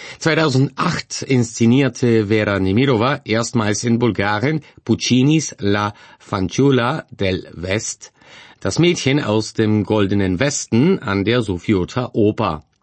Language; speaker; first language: German; non-native, fluent; Bulgarian